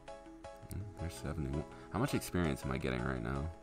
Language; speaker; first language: English; native; English